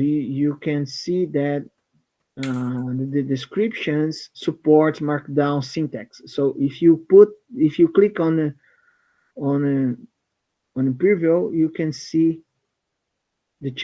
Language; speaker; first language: English; non-native, fluent; Portuguese